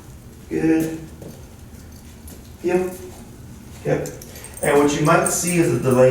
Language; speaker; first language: English; native; English